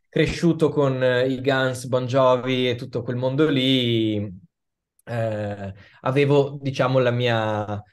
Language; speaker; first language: Italian; native; Italian